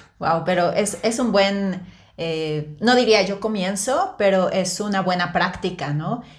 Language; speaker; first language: Spanish; native; Spanish